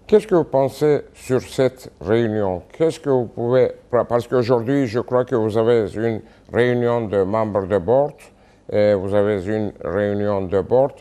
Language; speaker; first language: French; non-native, fluent; Turkish